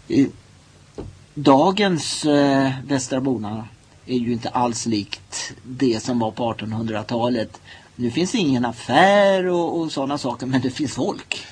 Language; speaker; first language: Swedish; native; Swedish